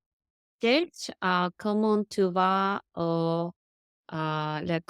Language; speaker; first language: French; non-native, learner; English